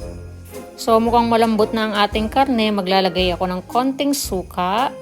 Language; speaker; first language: Filipino; native; Filipino